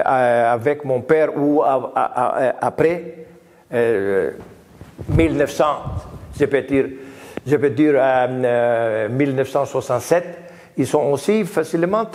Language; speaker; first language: French; non-native, learner; Greek